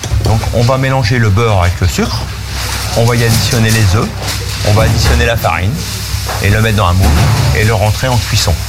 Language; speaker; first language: French; native; French